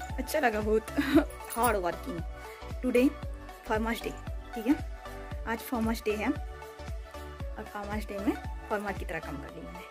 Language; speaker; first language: Hindi; native; Hindi